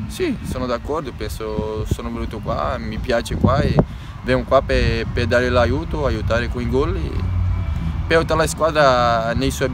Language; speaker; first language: Italian; non-native, fluent; Portuguese